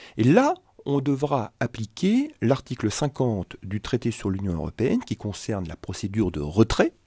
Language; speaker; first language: French; native; French